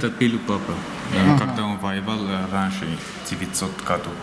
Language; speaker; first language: Russian; non-native, learner; Armenian